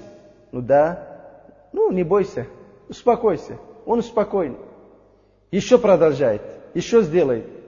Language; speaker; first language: Russian; non-native, learner; Uzbek